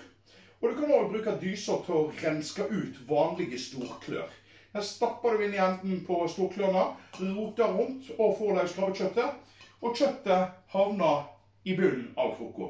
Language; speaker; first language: Norwegian; native; Norwegian